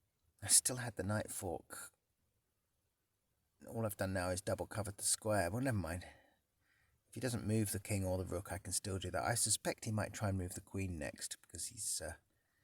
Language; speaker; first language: English; native; English